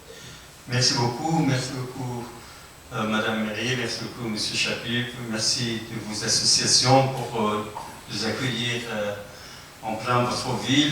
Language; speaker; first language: French; non-native, fluent; Persian